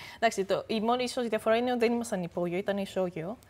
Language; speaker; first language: Greek; early bilingual, other home language; Korean